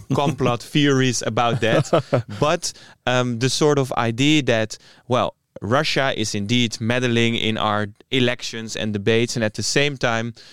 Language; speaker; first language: English; non-native, fluent; Dutch